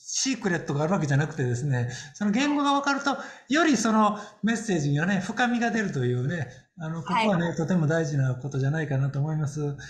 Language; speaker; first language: Japanese; native; Japanese